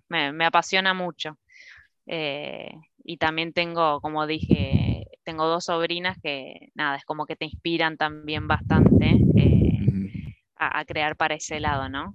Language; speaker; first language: Spanish; native; Spanish